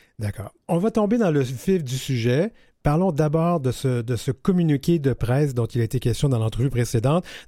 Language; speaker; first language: French; native; French